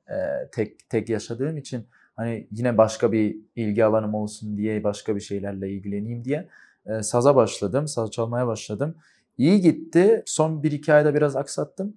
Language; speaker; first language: Turkish; early bilingual, heritage; Turkish